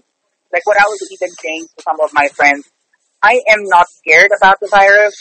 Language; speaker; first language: English; non-native, local second language; Filipino